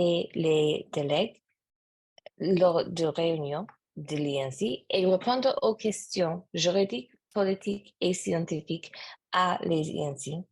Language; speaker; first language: French; non-native, learner; English